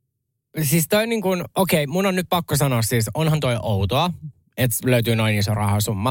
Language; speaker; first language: Finnish; native; Finnish